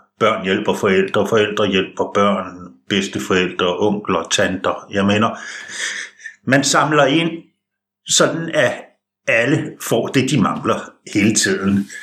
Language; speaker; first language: Danish; native; Danish